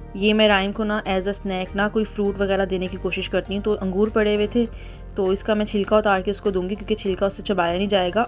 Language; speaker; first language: Urdu; native; Urdu